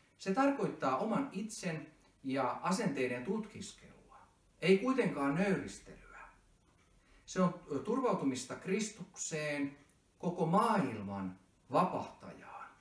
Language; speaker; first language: Finnish; native; Finnish